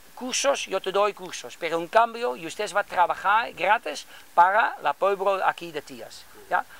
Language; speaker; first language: Spanish; non-native, learner; Dutch